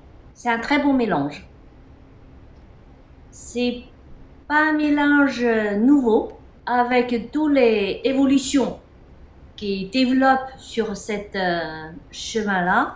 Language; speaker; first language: French; non-native, fluent; Chinese